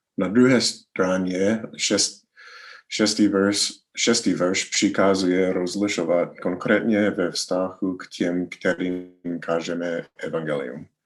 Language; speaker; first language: Czech; non-native, learner; English